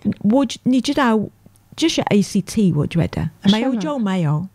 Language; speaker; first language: Chinese; non-native, learner; English